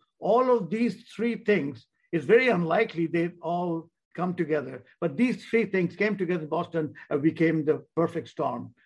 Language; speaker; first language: English; non-native, local second language; Bangla